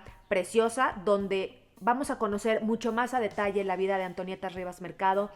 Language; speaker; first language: Spanish; native; Spanish